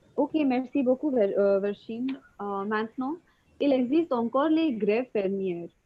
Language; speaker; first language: French; non-native, fluent; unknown